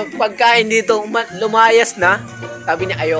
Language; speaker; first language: Filipino; native; Filipino